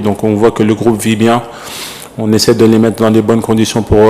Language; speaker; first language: French; native; French